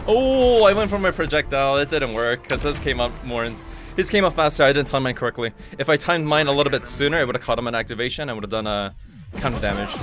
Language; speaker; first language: English; non-native, fluent; Korean